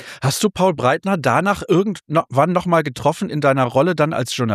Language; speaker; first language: German; native; German